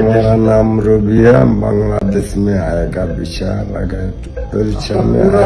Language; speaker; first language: Hindi; non-native, learner; Bangla